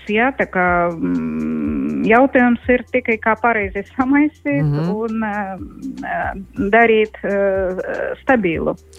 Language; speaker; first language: Latvian; non-native, local second language; Russian